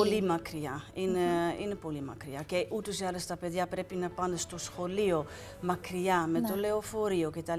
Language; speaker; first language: Greek; non-native, fluent; Dutch